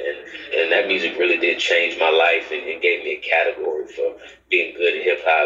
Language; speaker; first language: English; native; English